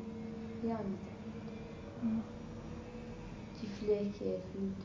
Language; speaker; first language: Dutch; non-native, learner; Arabic